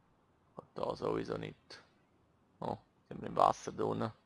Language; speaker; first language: German; native; German